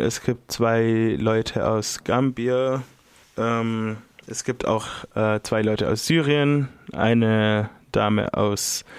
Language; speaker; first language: German; non-native, fluent; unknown